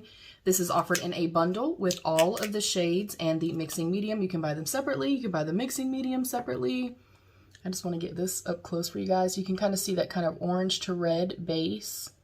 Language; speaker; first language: English; native; English